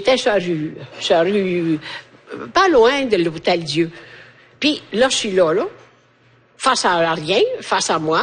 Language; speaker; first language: French; non-native, fluent; Italian